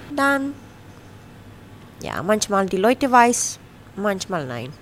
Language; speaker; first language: German; non-native, learner; Romanian